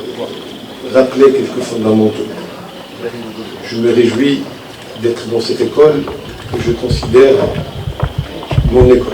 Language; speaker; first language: French; non-native, local second language; Arabic